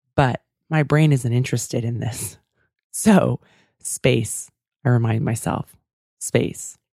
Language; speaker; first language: English; native; English